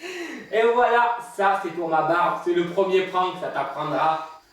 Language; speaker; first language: French; native; French